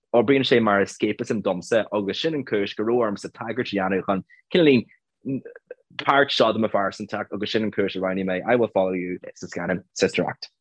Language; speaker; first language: Irish; native; Irish